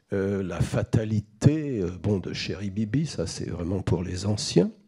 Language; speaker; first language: French; native; French